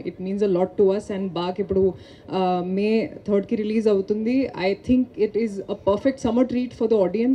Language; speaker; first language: Telugu; non-native, local second language; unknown